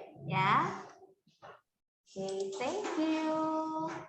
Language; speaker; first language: English; non-native, fluent; Indonesian